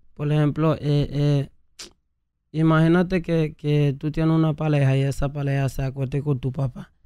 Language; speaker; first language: Spanish; native; Spanish